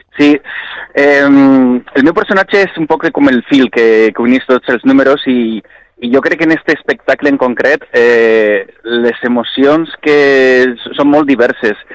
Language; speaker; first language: Catalan; native; Catalan